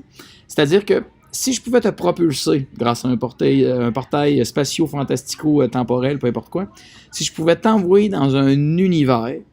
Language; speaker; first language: French; native; French